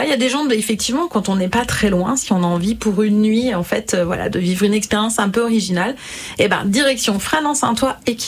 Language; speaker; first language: French; native; French